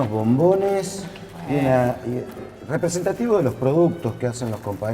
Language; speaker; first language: Spanish; native; Spanish